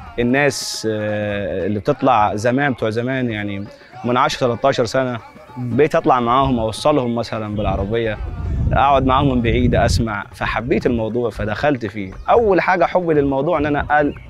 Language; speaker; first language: Egyptian Arabic; non-native, local second language; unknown